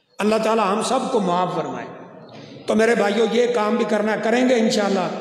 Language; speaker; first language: Urdu; non-native, local second language; Punjabi